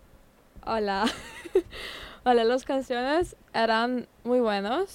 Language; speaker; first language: Spanish; non-native, learner; English